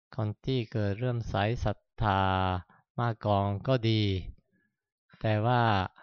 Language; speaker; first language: Thai; non-native, fluent; Japanese